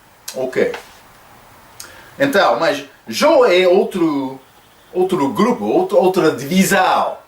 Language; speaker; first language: Portuguese; non-native, fluent; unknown